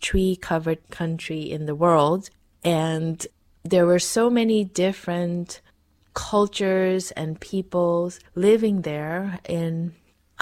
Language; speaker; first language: English; non-native, fluent; Dutch